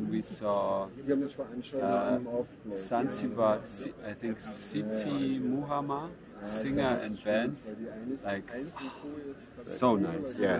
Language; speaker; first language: English; non-native, fluent; German